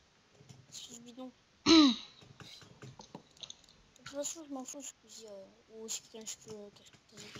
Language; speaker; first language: French; native; French